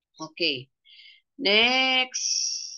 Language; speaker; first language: English; non-native, local second language; Filipino